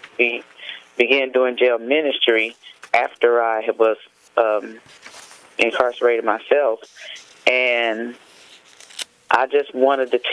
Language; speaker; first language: English; native; English